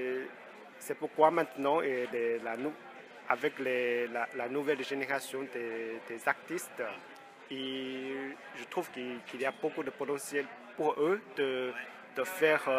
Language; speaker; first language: French; non-native, fluent; Chinese